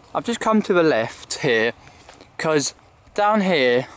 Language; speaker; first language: English; native; English